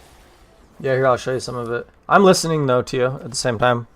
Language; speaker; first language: English; native; English